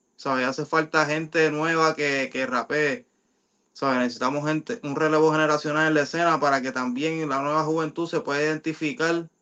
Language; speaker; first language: Spanish; native; Spanish